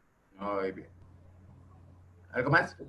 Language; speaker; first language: Spanish; native; Spanish